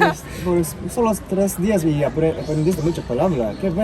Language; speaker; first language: Spanish; non-native, fluent; Japanese